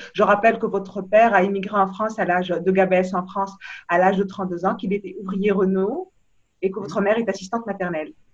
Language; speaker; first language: French; non-native, local second language; Arabic